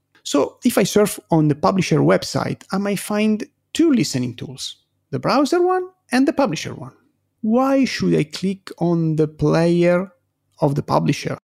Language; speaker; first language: English; non-native, fluent; Italian